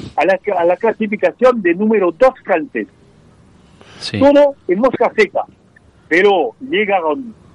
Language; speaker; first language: Spanish; non-native, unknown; French